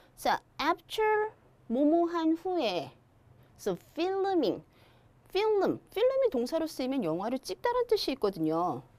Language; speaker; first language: Korean; native; Korean